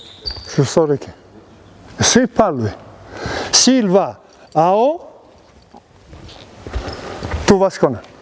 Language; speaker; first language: French; non-native, learner; Serbian